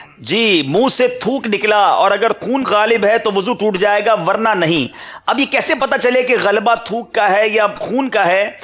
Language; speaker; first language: Urdu; native; Urdu